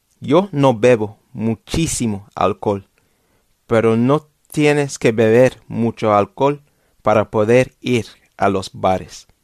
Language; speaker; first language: Spanish; non-native, fluent; English